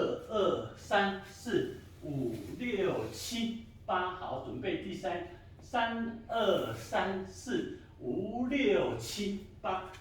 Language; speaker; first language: Chinese; native; Chinese